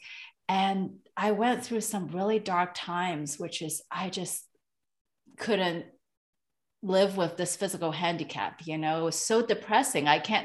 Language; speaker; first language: English; non-native, local second language; Cantonese